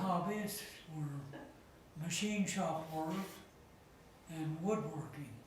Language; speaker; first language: English; native; English